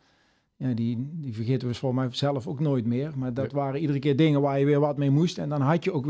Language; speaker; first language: Dutch; native; Dutch